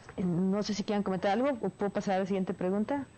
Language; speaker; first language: Spanish; native; Spanish